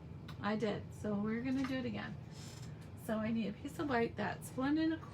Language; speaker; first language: English; native; English